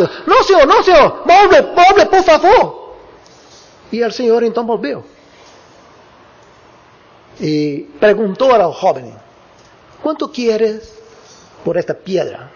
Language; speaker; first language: Spanish; non-native, learner; Portuguese